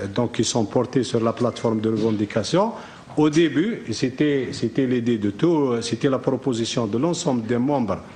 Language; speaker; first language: French; non-native, local second language; Arabic